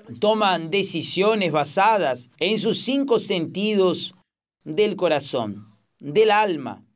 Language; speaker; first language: Spanish; non-native, fluent; Portuguese